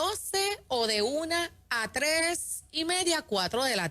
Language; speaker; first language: Spanish; native; Spanish